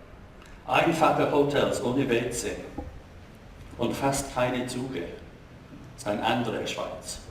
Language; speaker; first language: German; non-native, fluent; English